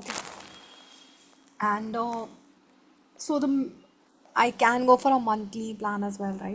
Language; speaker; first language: English; non-native, local second language; Hindi